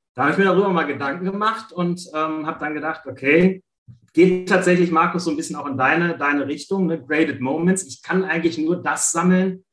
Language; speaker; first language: German; native; German